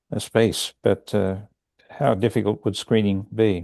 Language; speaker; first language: English; native; English